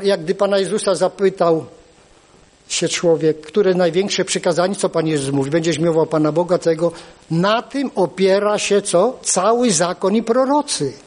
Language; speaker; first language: Polish; native; Polish